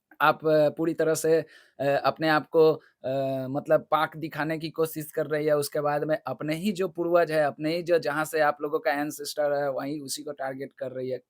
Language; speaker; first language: Hindi; non-native, local second language; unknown